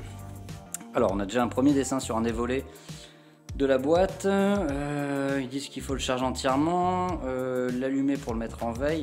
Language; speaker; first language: French; native; French